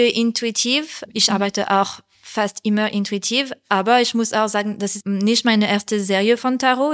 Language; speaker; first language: German; non-native, learner; French